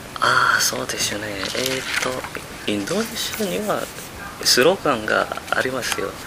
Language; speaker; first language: Japanese; non-native, learner; Indonesian